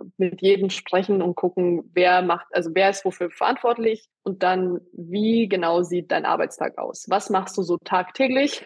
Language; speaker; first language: German; early bilingual, other home language; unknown